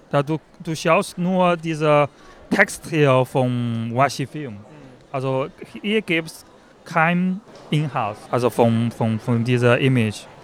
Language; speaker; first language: German; non-native, learner; Chinese